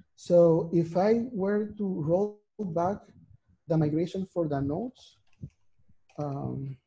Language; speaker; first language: English; non-native, fluent; Spanish